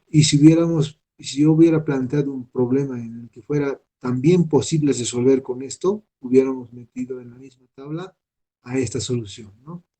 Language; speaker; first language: Spanish; native; Spanish